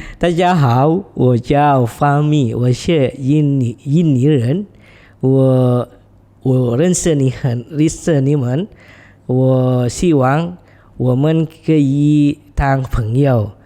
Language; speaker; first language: Chinese; non-native, learner; Indonesian